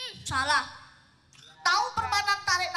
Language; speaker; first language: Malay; non-native, local second language; Javanese